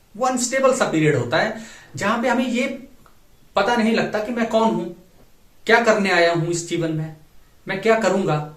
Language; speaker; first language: Hindi; native; Hindi